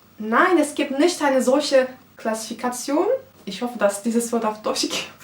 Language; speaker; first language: German; non-native, fluent; Turkish